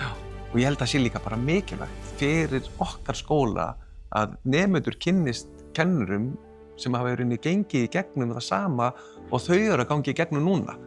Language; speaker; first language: Icelandic; non-native, fluent; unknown